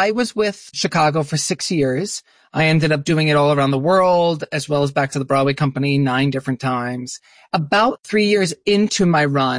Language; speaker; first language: English; native; English